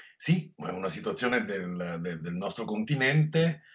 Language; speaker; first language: Italian; native; Italian